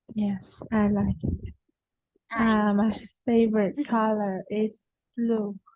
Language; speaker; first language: English; non-native, learner; Vietnamese